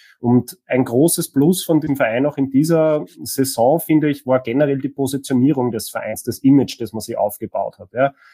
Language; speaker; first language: German; native; German